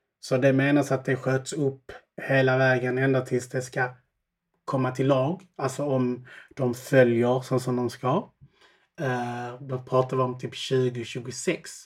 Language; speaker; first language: Swedish; early bilingual, other home language; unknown